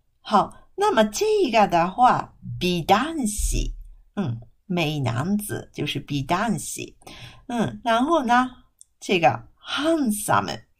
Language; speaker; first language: Chinese; non-native, fluent; Japanese